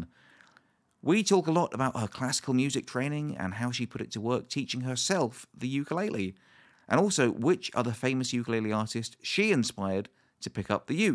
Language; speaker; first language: English; native; English